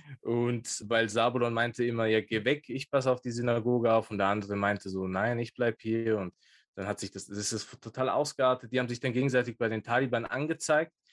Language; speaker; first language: German; early bilingual, other home language; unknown